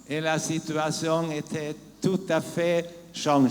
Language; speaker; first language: French; non-native, learner; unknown